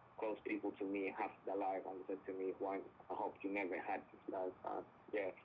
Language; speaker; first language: English; non-native, fluent; Spanish